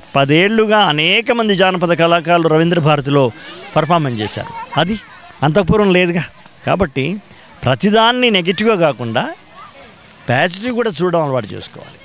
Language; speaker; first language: Telugu; native; Telugu